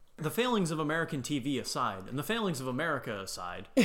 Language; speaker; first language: English; native; English